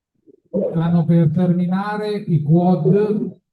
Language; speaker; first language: Italian; native; Italian